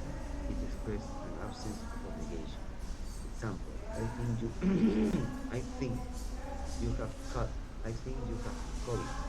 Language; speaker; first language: English; non-native, learner; Spanish